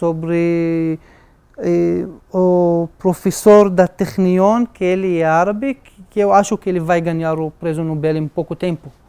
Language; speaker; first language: Portuguese; non-native, learner; Arabic